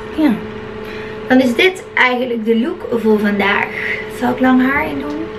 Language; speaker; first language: Dutch; native; Dutch